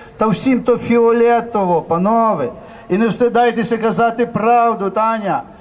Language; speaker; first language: Ukrainian; native; Ukrainian